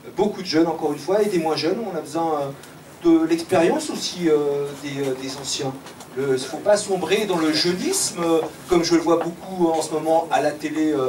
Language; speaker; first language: French; native; French